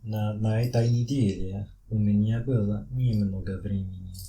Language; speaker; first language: Russian; non-native, learner; French